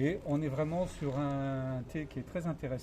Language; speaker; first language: French; native; French